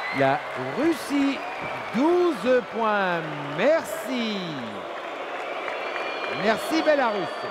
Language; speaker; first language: French; non-native, fluent; Turkish